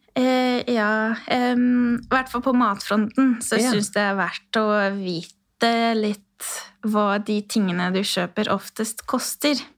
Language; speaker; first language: Norwegian; non-native, fluent; Hungarian